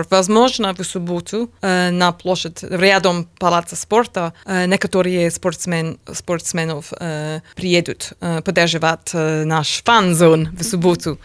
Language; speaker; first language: Russian; non-native, learner; English